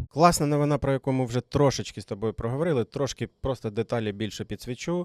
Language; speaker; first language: Ukrainian; native; Ukrainian